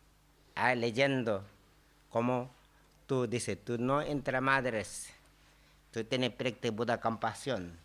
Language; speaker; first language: Spanish; non-native, learner; Tibetan